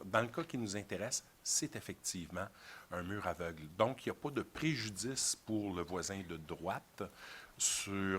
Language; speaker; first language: French; native; French